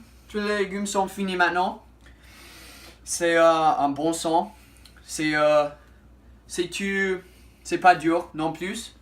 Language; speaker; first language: French; non-native, learner; English